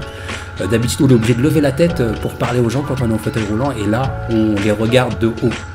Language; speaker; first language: French; native; French